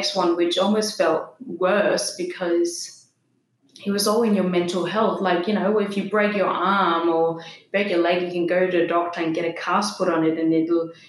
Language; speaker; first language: English; non-native, fluent; Danish